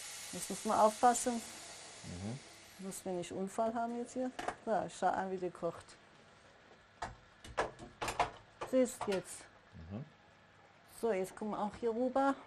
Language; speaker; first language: German; non-native, learner; Persian